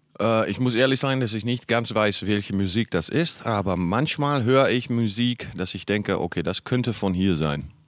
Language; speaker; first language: German; non-native, fluent; Dutch